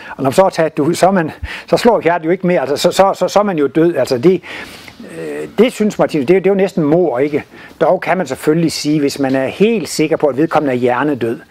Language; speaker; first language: Danish; native; Danish